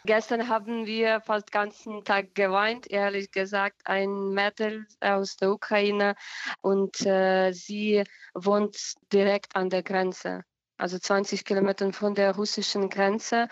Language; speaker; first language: German; non-native, fluent; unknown